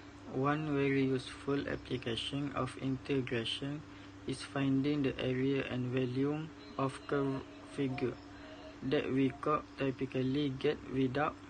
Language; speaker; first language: English; non-native, local second language; Malay